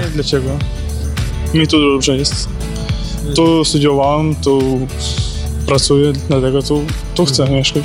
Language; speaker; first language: Polish; non-native, learner; Ukrainian